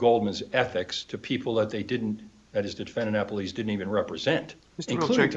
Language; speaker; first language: English; native; English